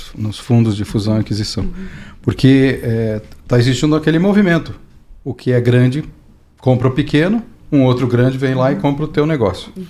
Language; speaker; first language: Portuguese; native; Portuguese